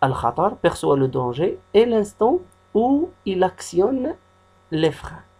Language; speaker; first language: French; non-native, local second language; Arabic